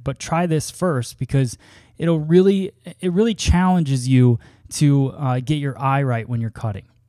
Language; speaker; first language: English; native; English